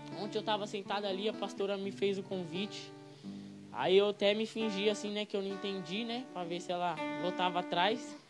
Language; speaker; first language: Portuguese; native; Portuguese